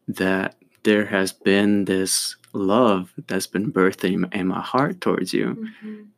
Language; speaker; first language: English; early bilingual, other home language; Ukrainian